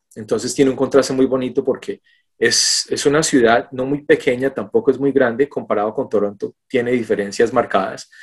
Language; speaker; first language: Spanish; native; Spanish